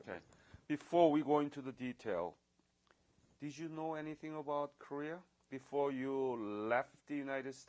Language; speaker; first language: English; non-native, fluent; Korean